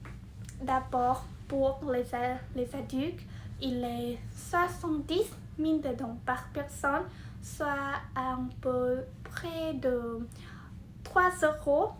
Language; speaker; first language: French; non-native, fluent; Vietnamese